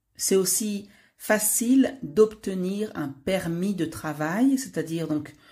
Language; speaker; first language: French; native; French